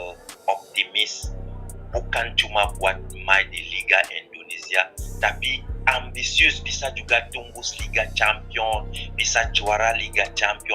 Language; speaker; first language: Indonesian; non-native, fluent; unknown